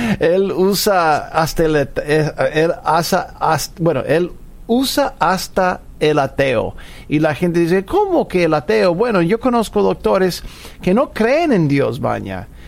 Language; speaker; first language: Spanish; non-native, fluent; English